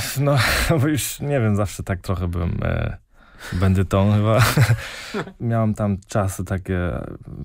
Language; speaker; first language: Polish; early bilingual, heritage; German